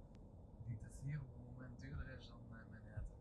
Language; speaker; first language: Dutch; non-native, learner; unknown